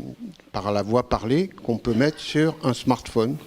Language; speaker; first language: French; native; French